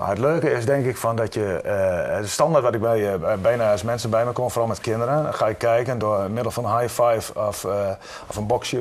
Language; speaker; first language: Dutch; native; Dutch